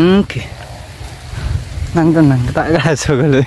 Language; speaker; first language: Indonesian; non-native, local second language; Madurese